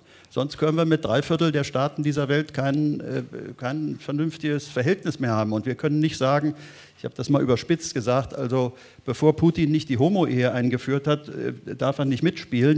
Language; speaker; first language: German; native; German